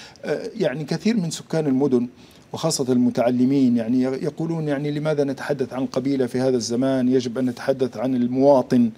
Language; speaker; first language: Arabic; native; Arabic